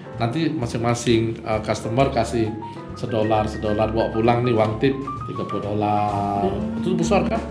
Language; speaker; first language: Indonesian; native; Indonesian